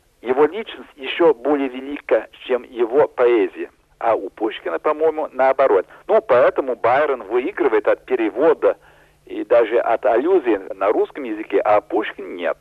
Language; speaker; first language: Russian; non-native, fluent; English